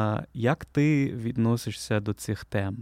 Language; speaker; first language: Ukrainian; non-native, learner; German